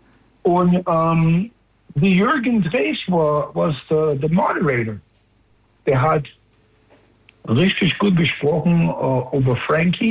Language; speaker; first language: German; non-native, fluent; English